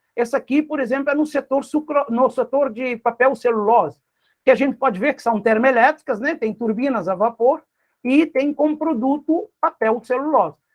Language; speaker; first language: Portuguese; non-native, local second language; Kabuverdianu